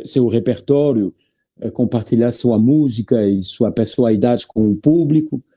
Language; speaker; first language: Portuguese; non-native, learner; French